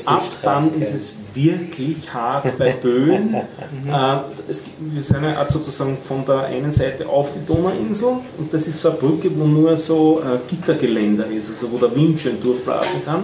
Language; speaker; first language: German; native; German